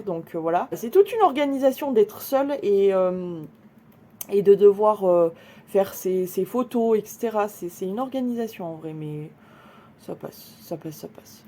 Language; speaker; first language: French; native; French